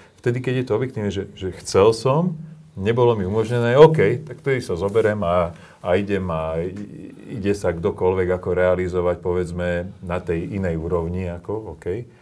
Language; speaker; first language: Slovak; native; Slovak